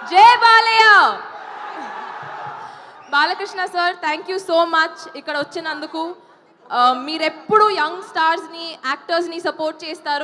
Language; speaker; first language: Telugu; non-native, fluent; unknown